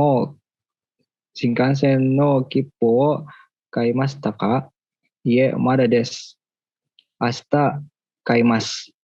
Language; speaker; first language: Japanese; non-native, learner; Indonesian